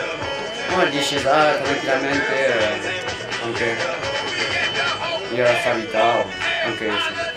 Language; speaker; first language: Italian; non-native, learner; French